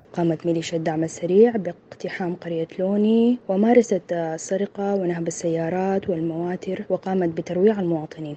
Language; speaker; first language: Arabic; native; Arabic